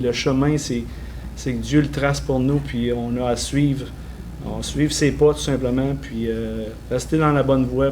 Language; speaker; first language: French; native; French